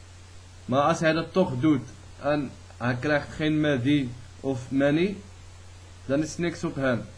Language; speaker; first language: Dutch; early bilingual, other home language; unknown